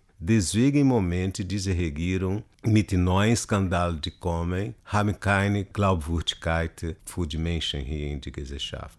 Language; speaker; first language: German; non-native, learner; Portuguese